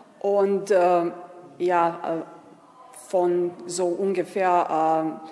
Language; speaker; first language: German; non-native, fluent; Serbian